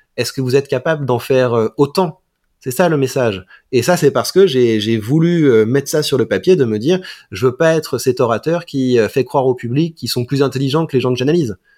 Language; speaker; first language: French; native; French